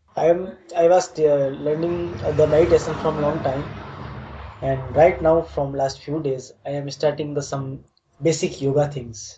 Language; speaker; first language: English; non-native, local second language; Hindi